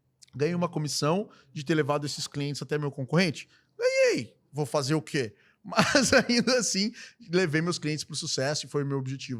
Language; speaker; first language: Portuguese; native; Portuguese